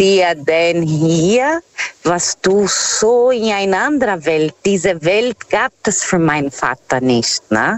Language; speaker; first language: German; non-native, fluent; Portuguese